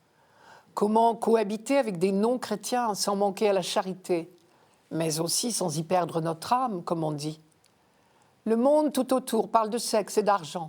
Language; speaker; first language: French; native; French